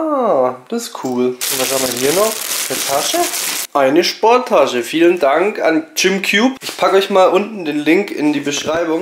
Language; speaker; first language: German; native; German